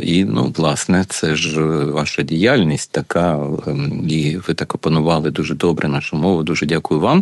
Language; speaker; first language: Ukrainian; native; Ukrainian